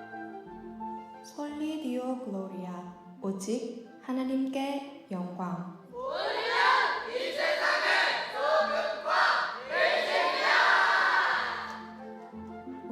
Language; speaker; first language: Korean; non-native, fluent; Khmer